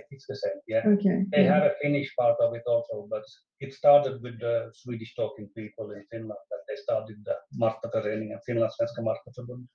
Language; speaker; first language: English; non-native, fluent; Swedish